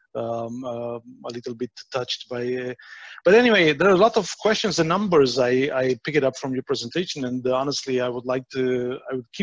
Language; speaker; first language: English; non-native, fluent; Romanian